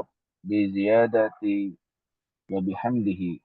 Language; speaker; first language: Arabic; non-native, learner; Indonesian